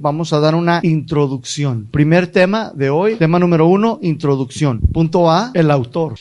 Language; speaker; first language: Spanish; early bilingual, heritage; Spanish